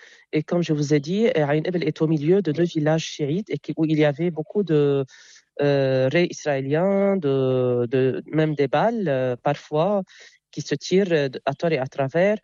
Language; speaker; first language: French; non-native, local second language; Arabic